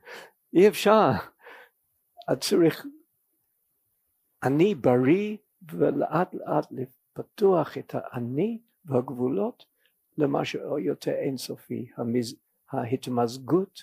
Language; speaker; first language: Hebrew; non-native, fluent; English